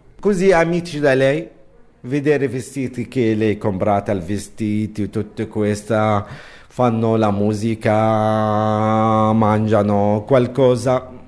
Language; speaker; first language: Italian; non-native, learner; Arabic